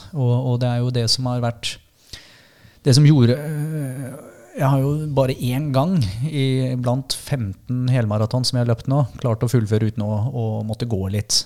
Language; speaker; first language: Norwegian; native; Norwegian